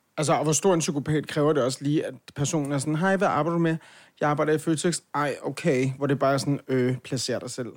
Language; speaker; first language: Danish; native; Danish